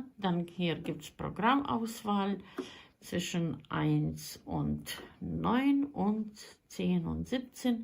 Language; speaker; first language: German; non-native, fluent; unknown